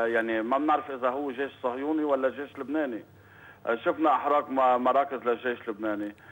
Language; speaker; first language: Arabic; native; Arabic